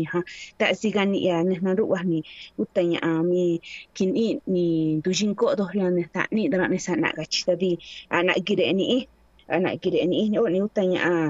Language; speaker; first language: Spanish; non-native, local second language; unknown